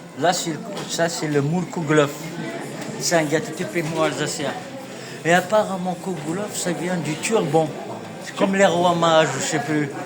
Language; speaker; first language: French; non-native, local second language; Kabyle